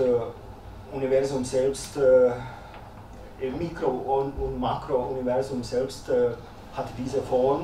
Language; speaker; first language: German; early bilingual, other home language; Croatian